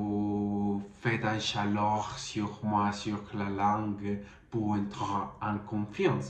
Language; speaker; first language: French; non-native, learner; Spanish